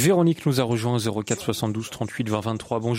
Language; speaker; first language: French; native; French